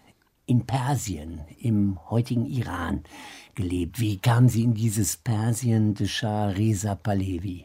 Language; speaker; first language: German; native; German